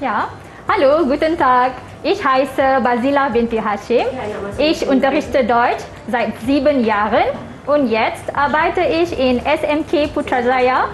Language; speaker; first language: German; non-native, fluent; Malay